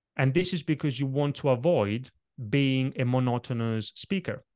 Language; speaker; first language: English; non-native, fluent; Italian